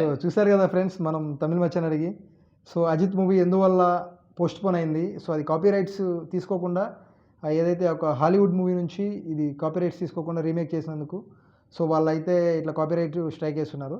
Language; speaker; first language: Telugu; native; Telugu